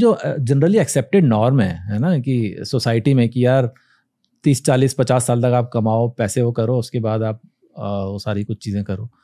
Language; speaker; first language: Hindi; native; Hindi